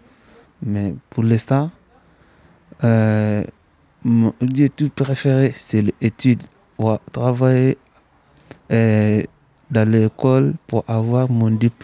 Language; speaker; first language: French; non-native, learner; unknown